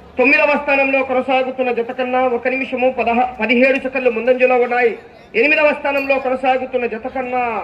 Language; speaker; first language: Telugu; native; Telugu